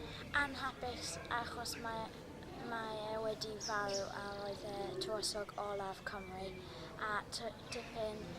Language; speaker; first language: Welsh; non-native, local second language; English